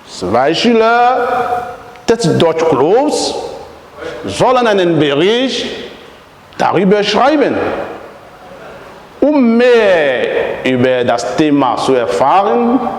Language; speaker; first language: German; non-native, fluent; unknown